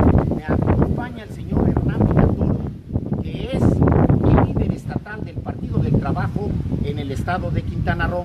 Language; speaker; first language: Spanish; native; Spanish